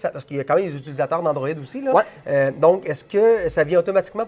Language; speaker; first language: French; native; French